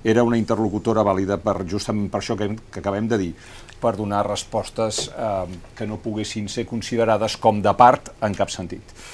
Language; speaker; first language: Catalan; native; Catalan